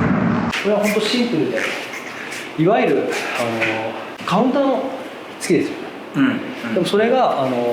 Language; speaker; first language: Japanese; native; Japanese